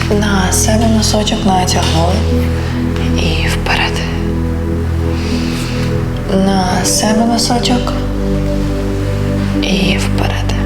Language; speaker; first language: Ukrainian; native; Ukrainian